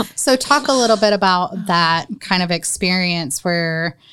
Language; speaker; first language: English; native; English